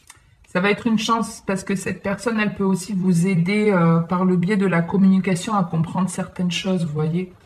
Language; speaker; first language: French; native; French